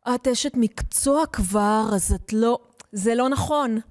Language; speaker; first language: Hebrew; early bilingual, heritage; Hebrew